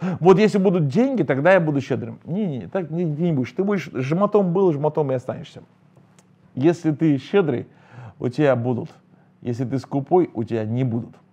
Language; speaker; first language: Russian; native; Russian